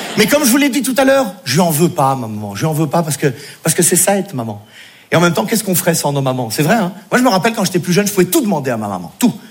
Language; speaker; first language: French; native; French